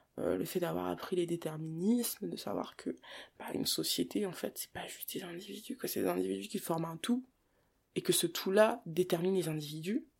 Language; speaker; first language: French; early bilingual, other home language; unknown